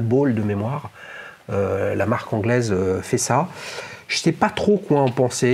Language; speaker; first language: French; native; French